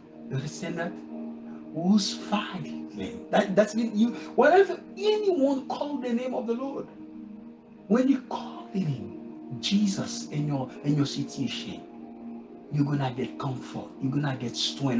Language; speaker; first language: English; non-native, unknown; Haitian Creole